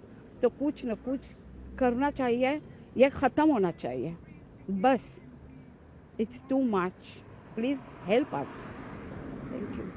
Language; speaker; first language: Hindi; early bilingual, heritage; Hindi